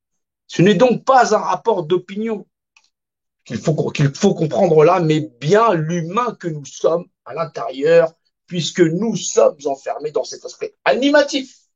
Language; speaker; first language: French; native; French